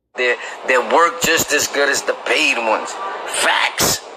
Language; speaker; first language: English; early bilingual, other home language; Spanish